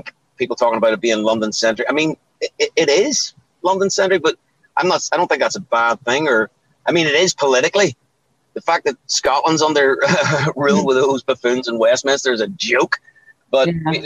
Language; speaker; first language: English; native; English